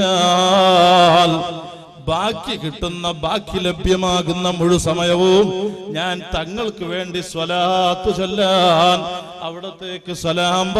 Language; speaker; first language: Malayalam; native; Malayalam